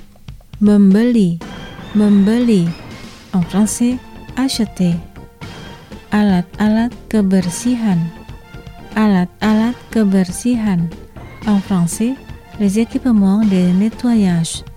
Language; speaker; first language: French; non-native, fluent; Indonesian